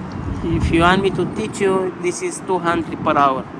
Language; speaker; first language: English; non-native, learner; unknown